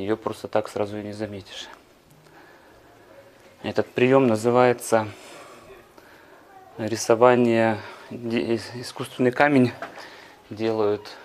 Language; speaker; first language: Russian; native; Russian